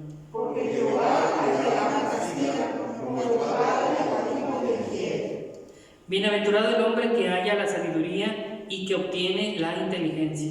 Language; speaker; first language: Spanish; native; Spanish